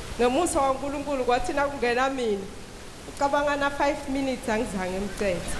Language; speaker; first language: Zulu; non-native, local second language; Swati